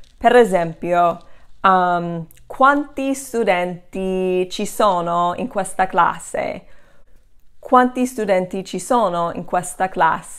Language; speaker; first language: Italian; non-native, fluent; English